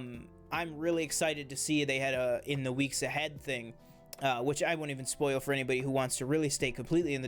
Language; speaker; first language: English; native; English